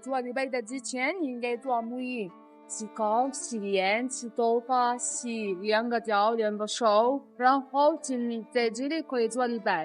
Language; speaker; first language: Chinese; non-native, learner; Arabic